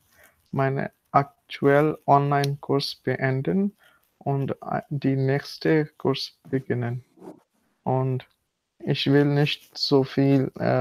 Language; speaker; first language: German; non-native, learner; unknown